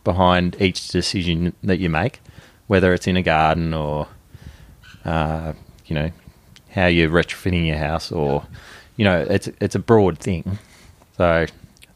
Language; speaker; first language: English; native; English